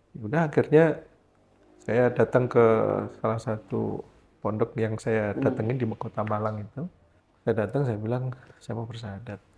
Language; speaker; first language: Indonesian; native; Indonesian